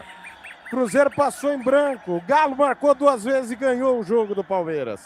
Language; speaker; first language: Portuguese; native; Portuguese